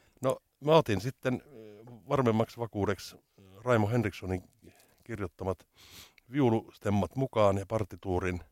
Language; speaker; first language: Finnish; native; Finnish